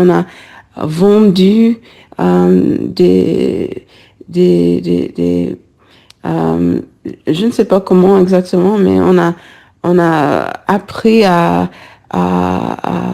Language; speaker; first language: French; non-native, learner; English